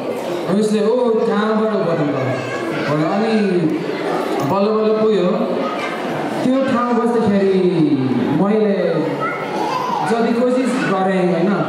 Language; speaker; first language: Nepali; non-native, fluent; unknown